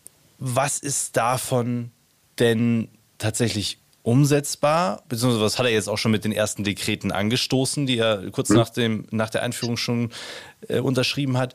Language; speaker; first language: German; native; German